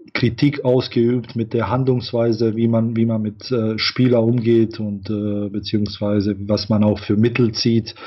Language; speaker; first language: German; non-native, fluent; Bosnian